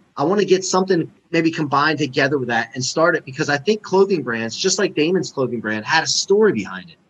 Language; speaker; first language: English; non-native, fluent; Chinese